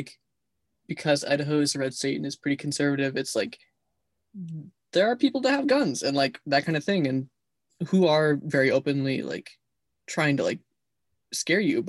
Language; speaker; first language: English; native; English